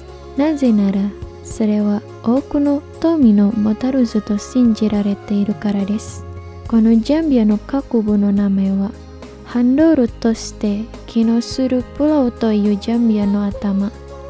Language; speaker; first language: Japanese; non-native, fluent; Indonesian